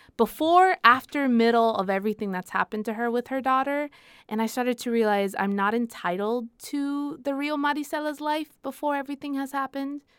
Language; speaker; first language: English; non-native, fluent; Spanish